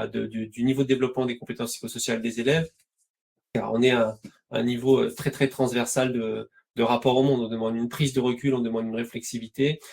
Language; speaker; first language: French; native; French